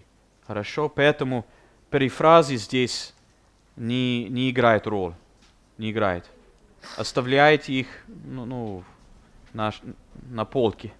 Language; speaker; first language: Russian; non-native, fluent; English